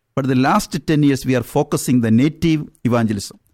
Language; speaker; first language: English; non-native, local second language; Malayalam